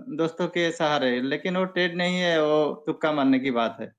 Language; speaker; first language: Hindi; non-native, local second language; Bangla